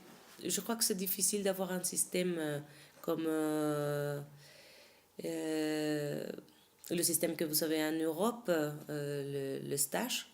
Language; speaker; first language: French; non-native, fluent; Spanish